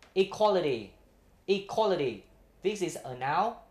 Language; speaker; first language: English; non-native, fluent; Vietnamese